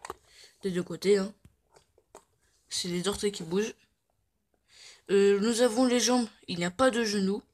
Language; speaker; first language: French; native; French